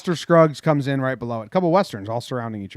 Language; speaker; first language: English; native; English